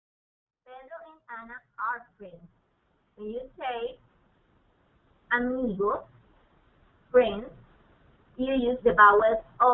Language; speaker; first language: English; non-native, fluent; Spanish